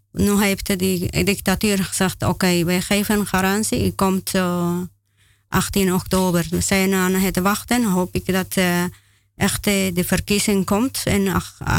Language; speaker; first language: Dutch; non-native, learner; Spanish